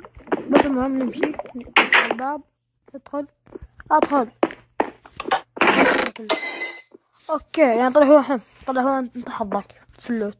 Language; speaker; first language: Arabic; native; Arabic